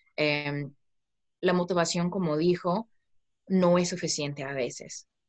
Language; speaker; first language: Spanish; non-native, fluent; English